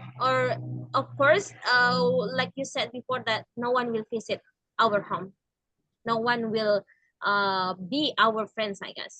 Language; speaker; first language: English; non-native, learner; Indonesian